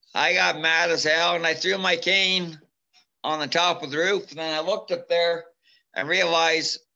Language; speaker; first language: English; native; English